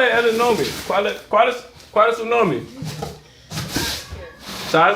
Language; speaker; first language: Portuguese; non-native, learner; English